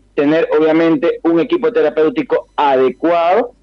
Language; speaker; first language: Spanish; native; Spanish